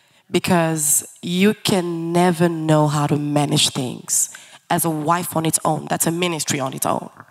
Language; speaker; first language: English; early bilingual, other home language; Lingala